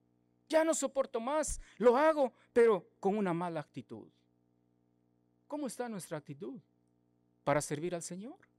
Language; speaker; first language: Spanish; native; Spanish